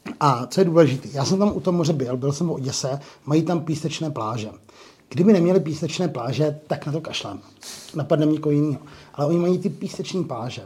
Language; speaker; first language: Czech; native; Czech